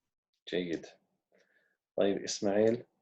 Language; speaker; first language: Arabic; non-native, fluent; English